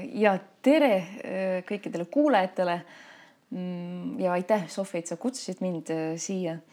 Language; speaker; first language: Estonian; non-native, local second language; Russian